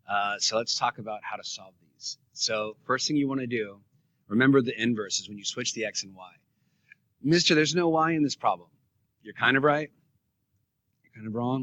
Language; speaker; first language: English; native; English